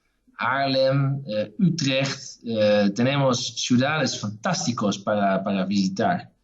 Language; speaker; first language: Spanish; non-native, fluent; Dutch